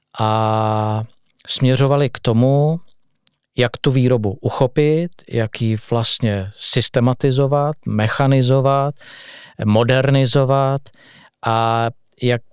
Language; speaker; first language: Czech; native; Czech